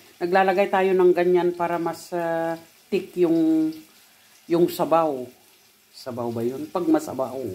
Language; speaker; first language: Filipino; non-native, local second language; Iloko